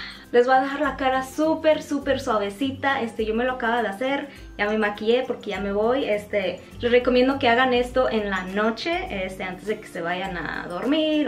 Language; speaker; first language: Spanish; native; Spanish